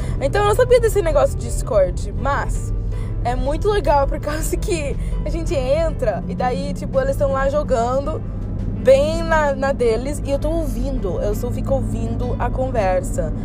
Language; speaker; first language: Portuguese; non-native, fluent; English